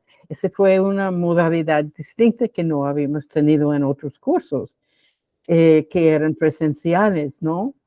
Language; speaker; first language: Spanish; non-native, fluent; English